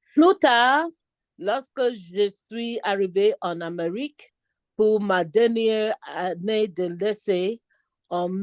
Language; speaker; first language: French; non-native, learner; Akan